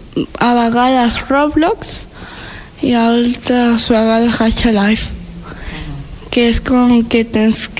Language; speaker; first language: Catalan; non-native, learner; Spanish